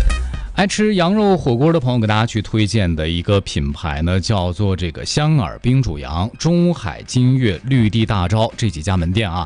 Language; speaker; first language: Chinese; native; Chinese